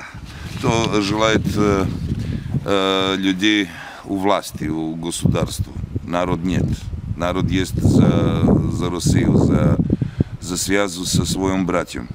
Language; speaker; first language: Russian; non-native, learner; Serbian